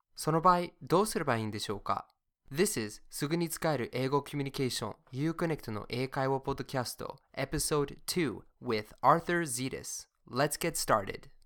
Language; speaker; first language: Japanese; non-native, fluent; English